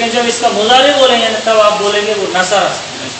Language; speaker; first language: Hindi; native; Hindi